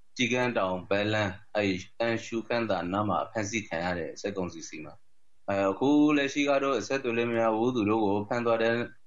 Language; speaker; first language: Burmese; native; Burmese